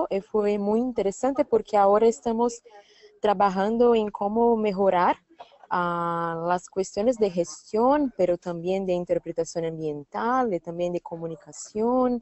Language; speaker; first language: Spanish; non-native, learner; Portuguese